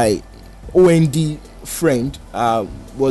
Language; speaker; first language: English; non-native, local second language; Yoruba